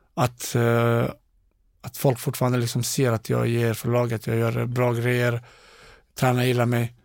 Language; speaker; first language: Swedish; non-native, fluent; Bosnian